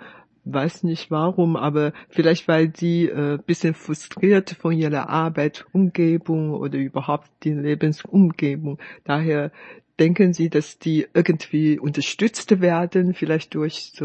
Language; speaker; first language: German; non-native, fluent; Chinese